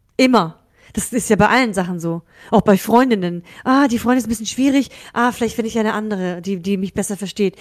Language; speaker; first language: German; early bilingual, other home language; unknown